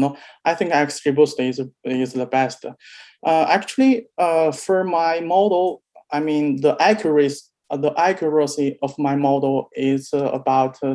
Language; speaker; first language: English; non-native, learner; Chinese